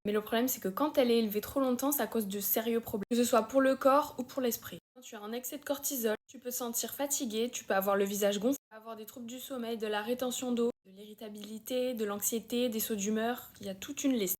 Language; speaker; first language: French; native; French